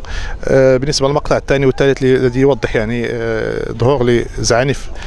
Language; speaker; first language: Arabic; native; Arabic